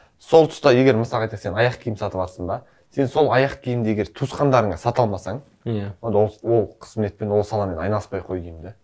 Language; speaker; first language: Kazakh; native; Kazakh